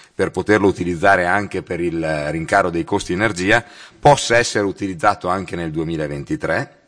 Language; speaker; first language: Italian; native; Italian